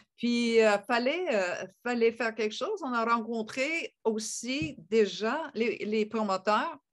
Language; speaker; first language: French; native; French